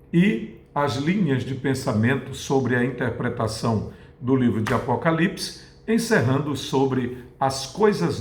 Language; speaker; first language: Portuguese; native; Portuguese